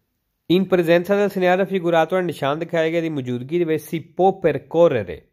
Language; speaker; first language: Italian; non-native, learner; Punjabi